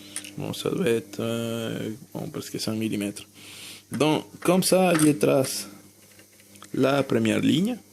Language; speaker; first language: French; non-native, fluent; Spanish